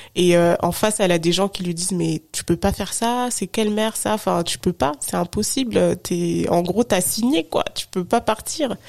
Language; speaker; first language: French; native; French